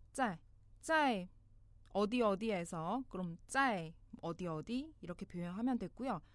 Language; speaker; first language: Korean; non-native, fluent; Chinese